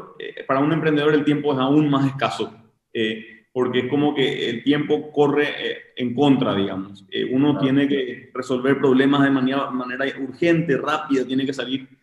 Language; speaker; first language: Spanish; native; Spanish